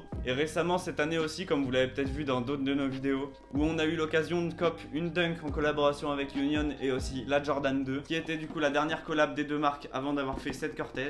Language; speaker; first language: French; native; French